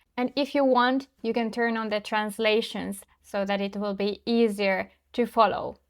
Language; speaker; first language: English; non-native, fluent; Finnish